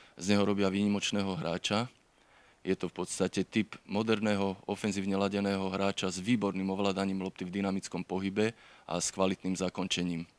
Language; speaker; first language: Slovak; native; Slovak